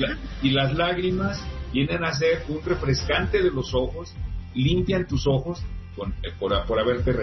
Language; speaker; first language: Spanish; native; Spanish